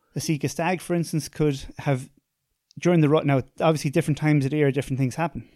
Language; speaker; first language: English; native; English